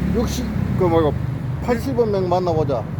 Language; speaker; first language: Korean; native; Korean